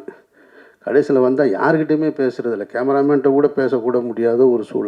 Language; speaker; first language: Tamil; native; Tamil